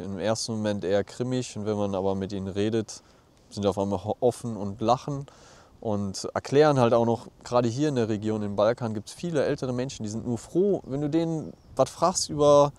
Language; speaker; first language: German; native; German